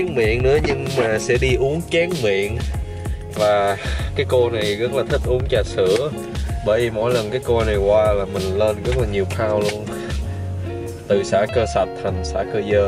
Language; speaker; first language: Vietnamese; early bilingual, other home language; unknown